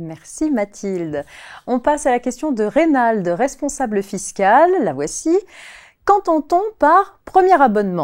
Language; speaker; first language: French; native; French